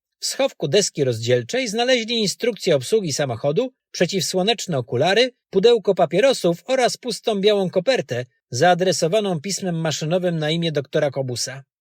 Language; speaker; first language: Polish; native; Polish